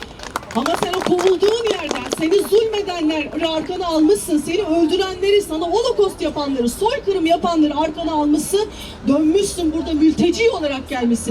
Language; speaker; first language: Turkish; native; Turkish